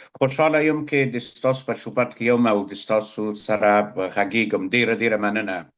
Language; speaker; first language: Pashto; non-native, local second language; Persian